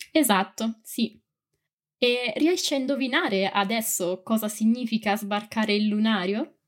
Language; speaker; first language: Italian; native; Italian